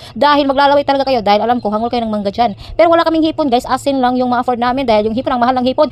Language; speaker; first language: Filipino; non-native, local second language; Cebuano